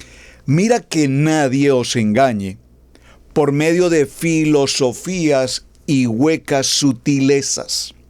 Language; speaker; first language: Spanish; native; Spanish